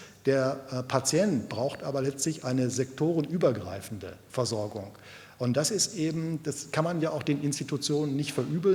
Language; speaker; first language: German; native; German